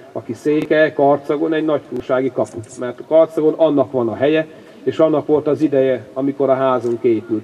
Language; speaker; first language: Hungarian; native; Hungarian